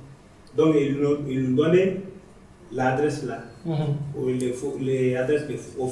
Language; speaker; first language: French; non-native, learner; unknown